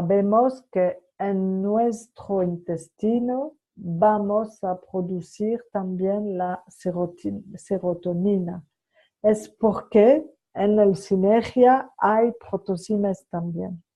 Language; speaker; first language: Spanish; non-native, fluent; French